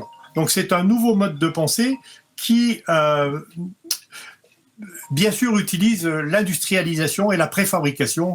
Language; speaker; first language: French; native; French